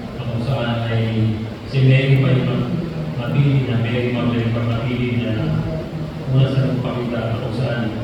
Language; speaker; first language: Filipino; non-native, local second language; Bikol